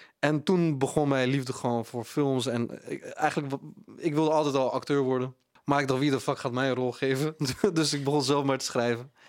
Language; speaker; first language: Dutch; early bilingual, other home language; Punjabi